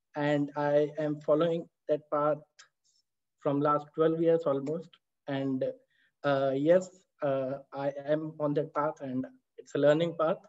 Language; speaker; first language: English; non-native, local second language; Hindi